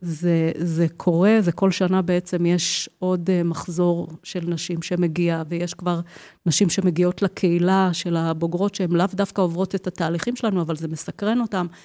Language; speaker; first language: Hebrew; native; Hebrew